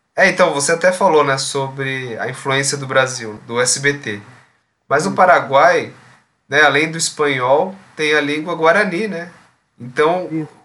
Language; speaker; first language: Portuguese; native; Portuguese